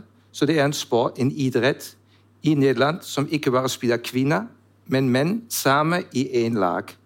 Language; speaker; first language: Norwegian; non-native, learner; German